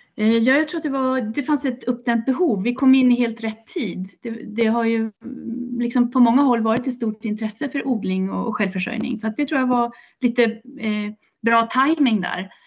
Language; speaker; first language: Swedish; native; Swedish